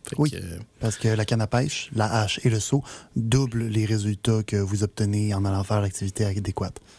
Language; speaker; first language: French; native; French